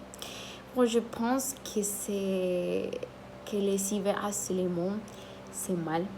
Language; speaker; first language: French; non-native, learner; Spanish